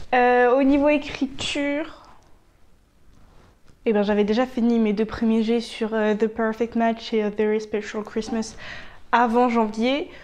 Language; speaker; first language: French; native; French